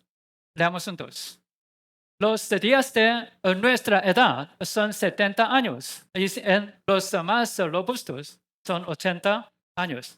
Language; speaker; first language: Spanish; non-native, learner; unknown